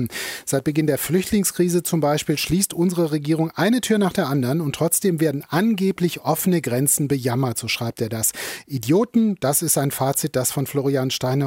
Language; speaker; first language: German; native; German